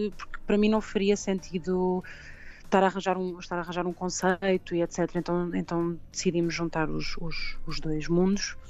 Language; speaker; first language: Portuguese; native; Portuguese